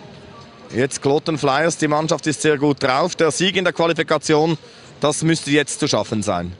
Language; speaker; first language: German; native; German